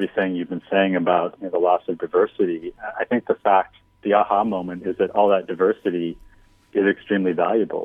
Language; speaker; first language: English; native; English